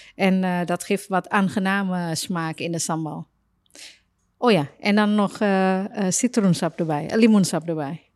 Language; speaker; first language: Dutch; non-native, fluent; Indonesian